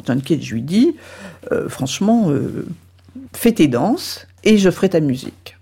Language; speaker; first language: French; native; French